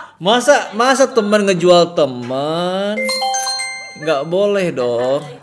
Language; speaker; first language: Indonesian; native; Indonesian